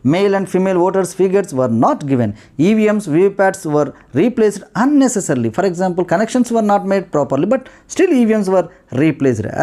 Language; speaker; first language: English; non-native, local second language; Telugu